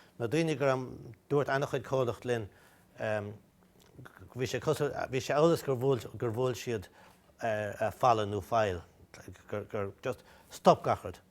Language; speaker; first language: Irish; native; Irish